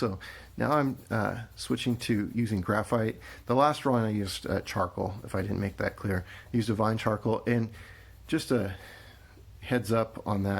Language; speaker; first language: English; native; English